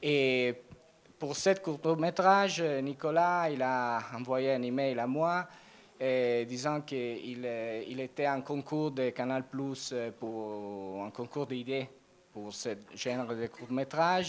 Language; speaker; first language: French; non-native, learner; Italian